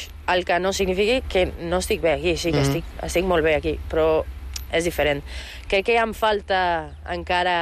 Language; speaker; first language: Catalan; non-native, fluent; Portuguese